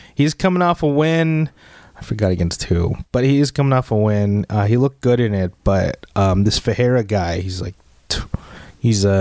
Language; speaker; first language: English; early bilingual, other home language; Filipino